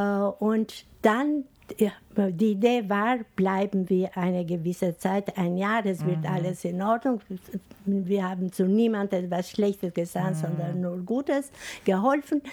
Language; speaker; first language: German; non-native, fluent; Albanian